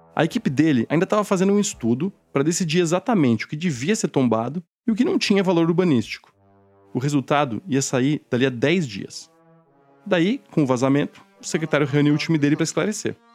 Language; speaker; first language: Portuguese; native; Portuguese